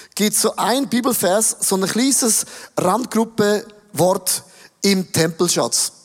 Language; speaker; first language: German; native; German